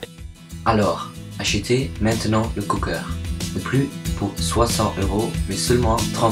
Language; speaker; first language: French; non-native, learner; Dutch